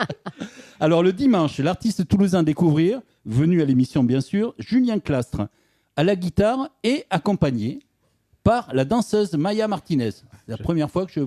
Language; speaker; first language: French; native; French